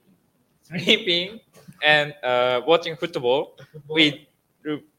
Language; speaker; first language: English; non-native, learner; Japanese